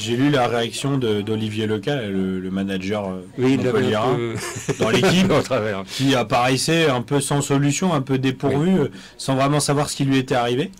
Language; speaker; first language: French; native; French